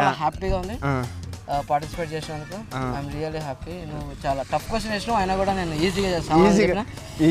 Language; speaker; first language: Telugu; native; Telugu